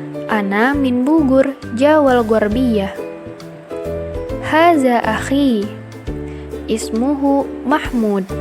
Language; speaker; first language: Arabic; non-native, fluent; Indonesian